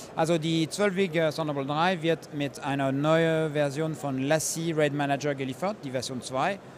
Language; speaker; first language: German; non-native, fluent; French